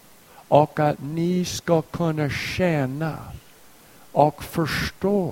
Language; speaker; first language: Swedish; non-native, fluent; English